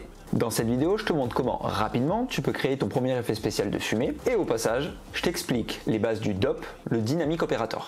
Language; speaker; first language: French; native; French